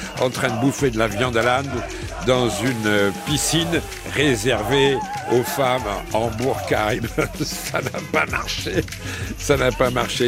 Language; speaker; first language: French; native; French